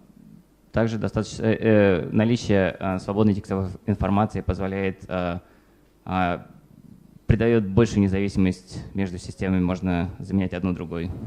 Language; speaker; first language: Russian; native; Russian